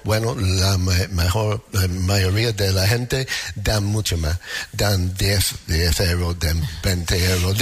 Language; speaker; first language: Spanish; non-native, learner; English